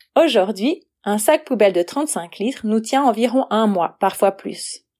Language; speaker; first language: French; native; French